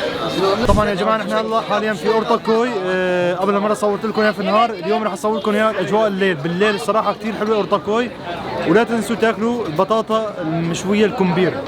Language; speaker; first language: Arabic; native; Arabic